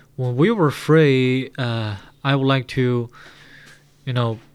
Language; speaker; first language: English; non-native, fluent; Chinese